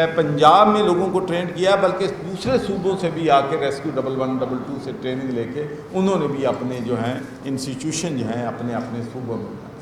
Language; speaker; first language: Urdu; non-native, local second language; Punjabi